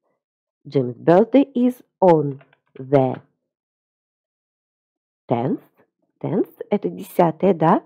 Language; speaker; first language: English; non-native, fluent; Russian